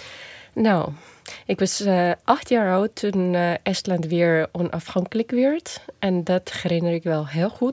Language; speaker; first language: Dutch; non-native, fluent; Estonian